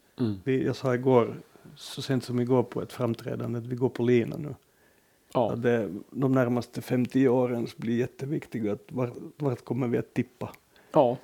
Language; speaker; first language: Swedish; native; Swedish